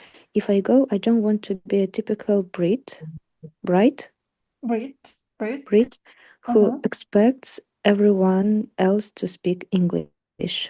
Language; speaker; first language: English; non-native, learner; Russian